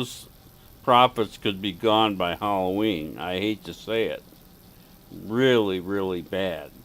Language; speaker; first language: English; native; English